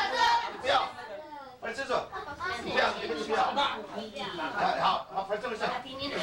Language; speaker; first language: Chinese; non-native, local second language; Amis